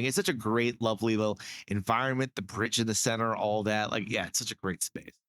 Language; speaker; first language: English; native; English